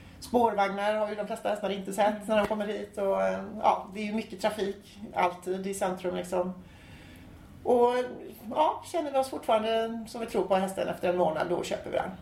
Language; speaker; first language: Swedish; native; Swedish